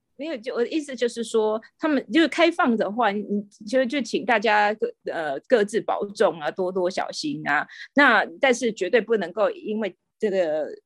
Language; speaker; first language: Chinese; native; Chinese